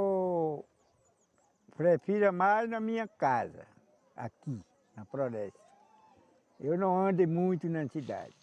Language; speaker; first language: Portuguese; non-native, local second language; Kayapó